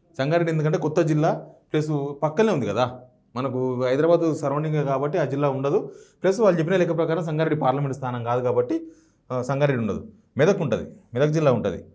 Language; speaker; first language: Telugu; native; Telugu